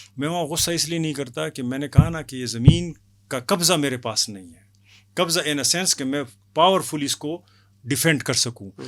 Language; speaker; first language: Urdu; non-native, local second language; Pashto